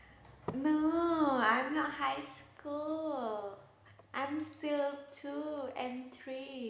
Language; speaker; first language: English; non-native, learner; Indonesian